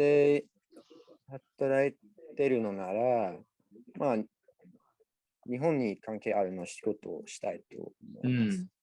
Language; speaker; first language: Japanese; non-native, learner; English